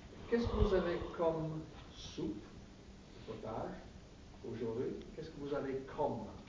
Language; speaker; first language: French; non-native, fluent; English